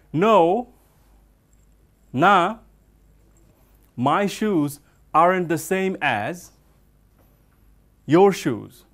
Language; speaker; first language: English; non-native, local second language; Bangla